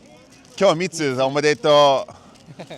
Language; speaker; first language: Japanese; non-native, learner; English